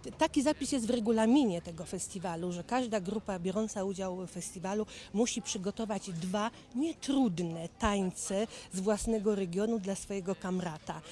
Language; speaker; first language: Polish; native; Polish